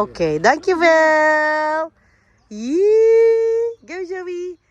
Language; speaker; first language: Dutch; non-native, learner; Filipino